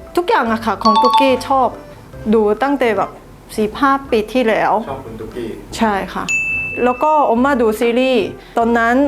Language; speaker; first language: Thai; non-native, fluent; Korean